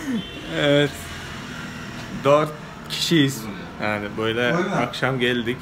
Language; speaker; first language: Turkish; non-native, fluent; Malayalam